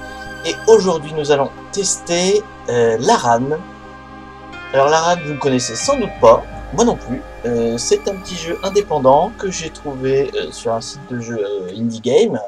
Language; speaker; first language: French; native; French